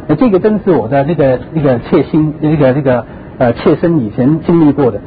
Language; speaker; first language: Chinese; non-native, local second language; Cantonese